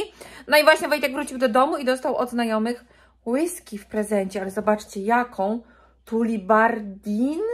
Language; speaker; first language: Polish; native; Polish